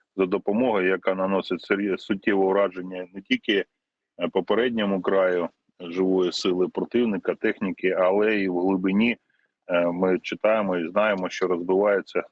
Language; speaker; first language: Ukrainian; native; Ukrainian